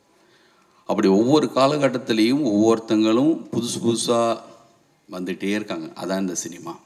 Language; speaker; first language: Tamil; native; Tamil